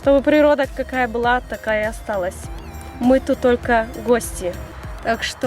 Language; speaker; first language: Russian; early bilingual, heritage; Russian